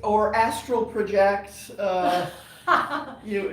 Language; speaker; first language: English; native; English